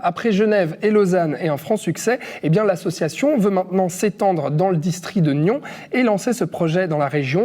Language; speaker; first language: French; native; French